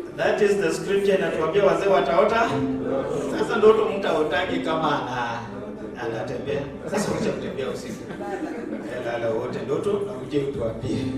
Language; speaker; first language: Swahili; non-native, local second language; Luo (Kenya and Tanzania)